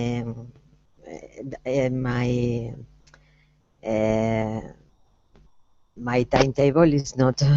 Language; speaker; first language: English; non-native, learner; Spanish